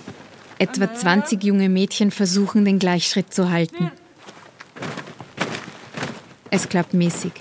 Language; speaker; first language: German; native; German